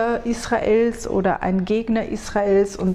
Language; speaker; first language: German; early bilingual, other home language; Hebrew